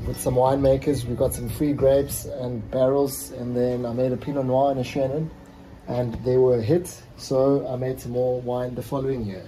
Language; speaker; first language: English; non-native, local second language; Zulu